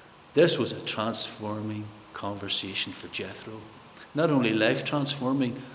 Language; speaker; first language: English; native; English